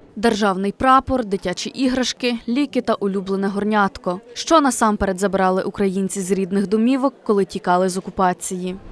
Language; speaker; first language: Ukrainian; native; Ukrainian